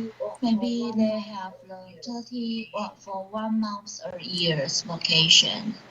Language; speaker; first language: English; non-native, learner; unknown